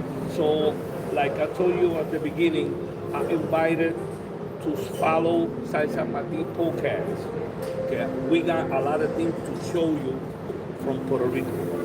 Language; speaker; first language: English; non-native, learner; Spanish